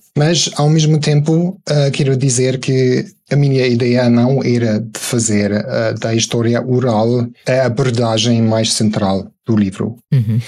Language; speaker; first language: Portuguese; non-native, fluent; German